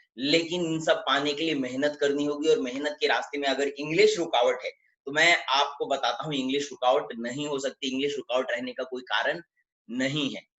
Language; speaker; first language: Hindi; native; Hindi